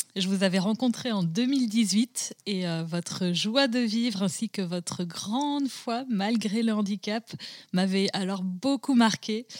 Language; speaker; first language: French; native; French